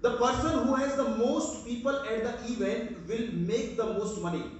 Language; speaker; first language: English; non-native, local second language; Hindi